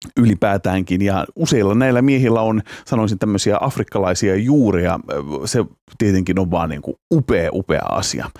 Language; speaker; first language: Finnish; native; Finnish